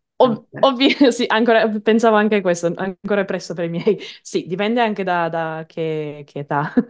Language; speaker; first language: Italian; non-native, fluent; English